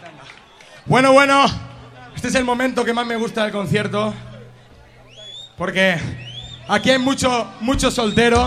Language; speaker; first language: Spanish; native; Spanish